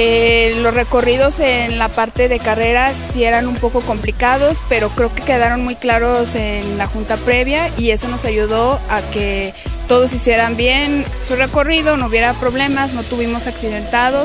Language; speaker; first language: Spanish; native; Spanish